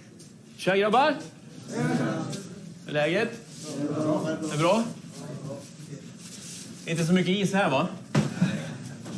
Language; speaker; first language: Swedish; native; Swedish